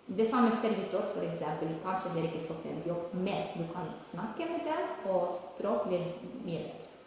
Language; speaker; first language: Norwegian; non-native, learner; Ukrainian